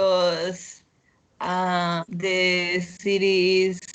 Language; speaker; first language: English; non-native, learner; Spanish